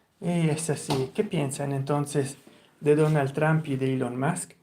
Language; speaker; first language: Spanish; non-native, fluent; Italian